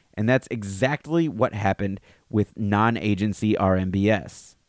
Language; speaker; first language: English; native; English